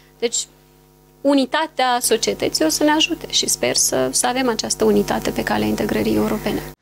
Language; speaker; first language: Romanian; native; Romanian